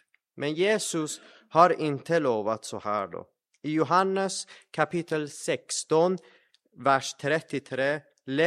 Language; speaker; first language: Swedish; non-native, fluent; Persian